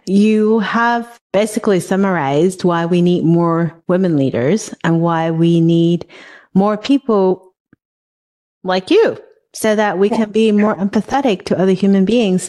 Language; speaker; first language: English; non-native, local second language; Cantonese